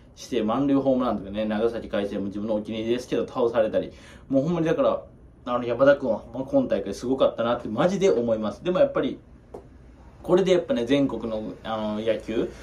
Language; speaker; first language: Japanese; native; Japanese